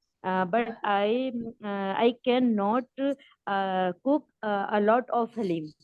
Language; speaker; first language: English; non-native, learner; Urdu